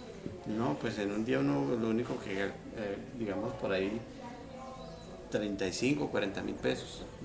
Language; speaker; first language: Spanish; native; Spanish